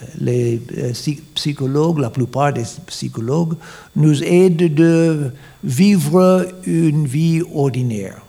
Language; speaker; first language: French; non-native, fluent; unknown